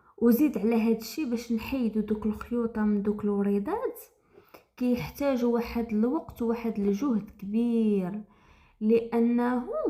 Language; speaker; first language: Arabic; native; Arabic